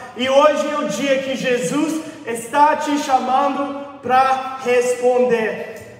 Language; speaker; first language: Portuguese; non-native, fluent; English